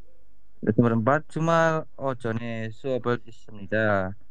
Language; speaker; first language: Korean; non-native, learner; Indonesian